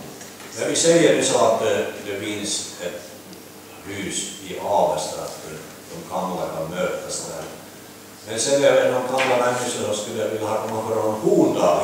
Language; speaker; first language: Swedish; non-native, learner; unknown